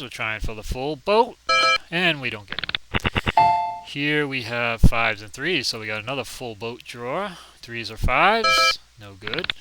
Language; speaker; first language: English; native; English